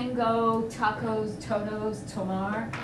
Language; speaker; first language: Spanish; non-native, fluent; English